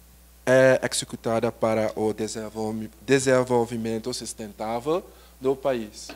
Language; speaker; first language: Portuguese; non-native, learner; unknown